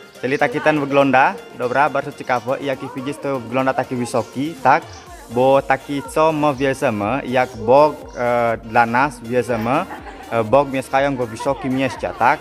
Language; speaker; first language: Polish; non-native, learner; Balinese